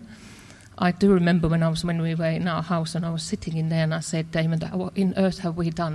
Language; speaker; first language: English; non-native, fluent; Finnish